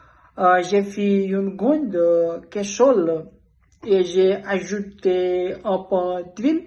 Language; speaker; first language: French; non-native, learner; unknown